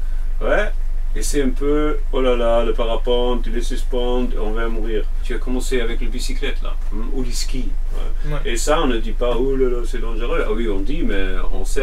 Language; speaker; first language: French; non-native, fluent; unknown